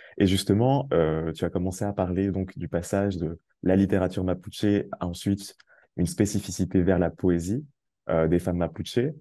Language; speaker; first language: French; native; French